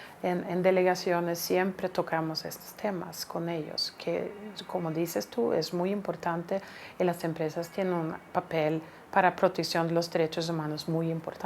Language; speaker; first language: Spanish; non-native, fluent; Swedish